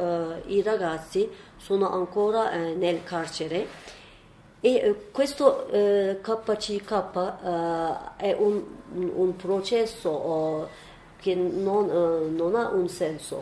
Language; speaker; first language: Italian; non-native, learner; Turkish